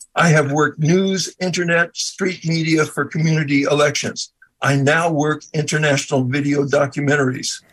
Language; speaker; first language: English; native; English